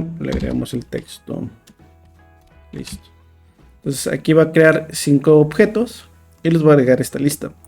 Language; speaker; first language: Spanish; native; Spanish